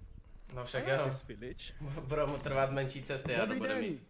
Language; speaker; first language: Czech; native; Czech